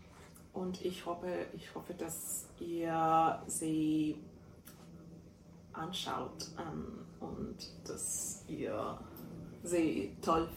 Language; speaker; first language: German; non-native, fluent; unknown